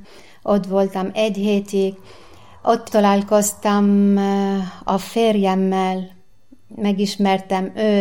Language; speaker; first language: Hungarian; non-native, learner; Arabic